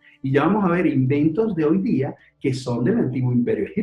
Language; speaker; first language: Spanish; native; Spanish